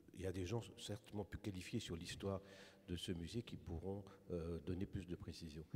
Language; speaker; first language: French; early bilingual, other home language; German